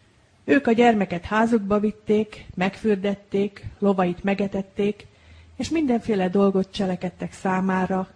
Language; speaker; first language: Hungarian; native; Hungarian